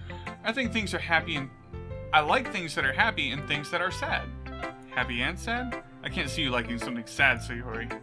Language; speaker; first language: English; native; English